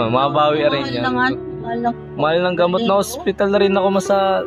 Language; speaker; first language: Filipino; non-native, local second language; Bikol